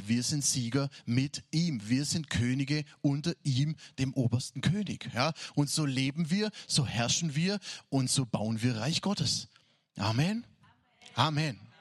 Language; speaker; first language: German; native; German